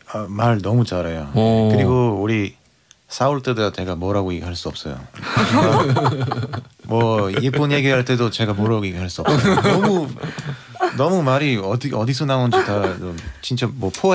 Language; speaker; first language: Korean; non-native, fluent; Bulgarian